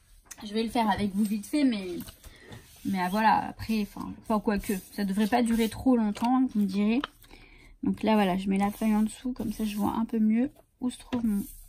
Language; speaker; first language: French; native; French